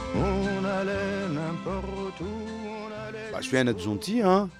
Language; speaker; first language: French; non-native, local second language; Arabic